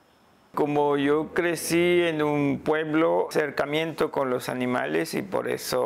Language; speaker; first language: Spanish; non-native, local second language; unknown